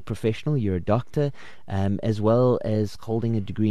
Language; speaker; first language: English; native; English